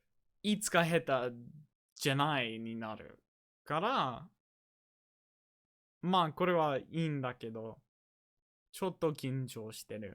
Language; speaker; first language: Japanese; non-native, fluent; English